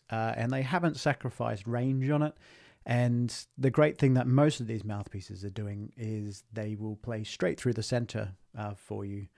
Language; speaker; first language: English; native; English